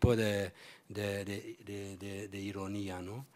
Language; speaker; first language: Spanish; non-native, fluent; English